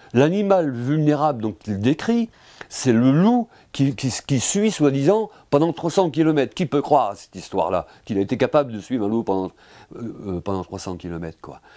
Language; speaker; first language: French; native; French